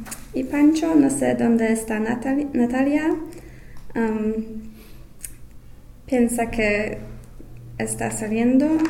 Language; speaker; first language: Spanish; non-native, learner; English